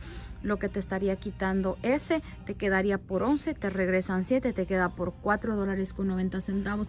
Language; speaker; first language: Spanish; native; Spanish